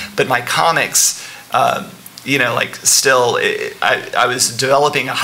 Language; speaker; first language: English; native; English